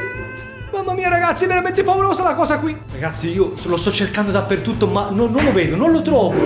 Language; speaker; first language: Italian; native; Italian